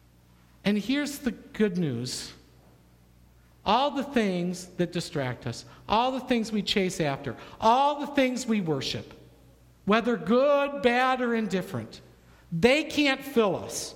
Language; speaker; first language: English; native; English